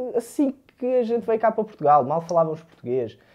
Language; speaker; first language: Portuguese; early bilingual, other home language; Romanian